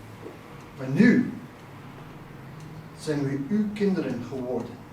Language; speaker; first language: Dutch; non-native, fluent; English